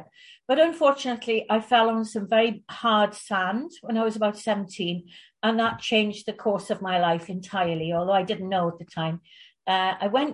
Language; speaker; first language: English; native; English